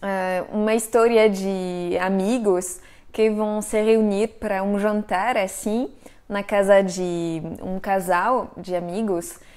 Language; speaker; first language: Portuguese; non-native, fluent; French